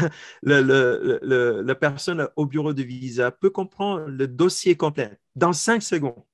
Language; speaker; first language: French; non-native, fluent; Filipino